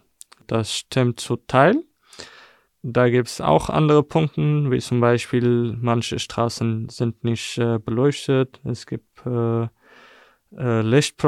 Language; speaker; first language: German; non-native, fluent; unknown